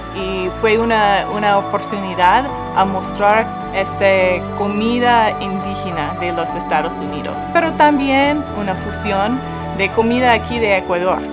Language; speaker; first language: Spanish; non-native, fluent; English